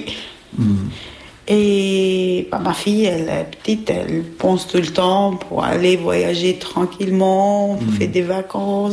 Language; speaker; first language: French; non-native, learner; Albanian